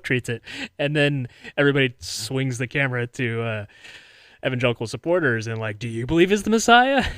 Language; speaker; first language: English; native; English